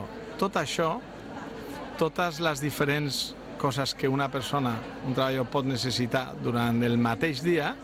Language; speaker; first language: Catalan; non-native, local second language; Spanish